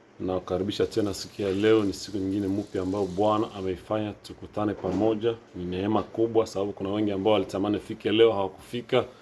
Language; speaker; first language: Swahili; native; Swahili